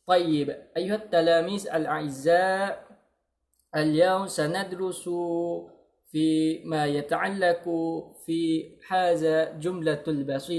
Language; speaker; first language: Arabic; non-native, learner; Malay